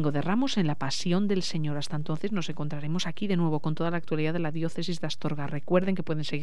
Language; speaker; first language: Spanish; native; Spanish